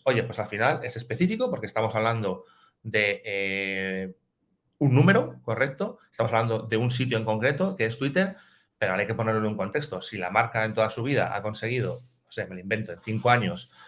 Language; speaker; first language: Spanish; native; Spanish